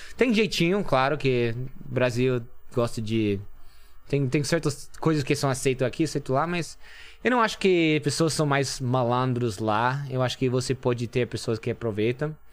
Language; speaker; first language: Portuguese; non-native, fluent; English